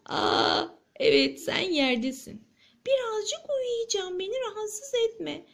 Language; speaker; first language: Turkish; native; Turkish